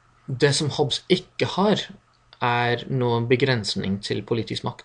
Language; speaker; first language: Norwegian; non-native, fluent; English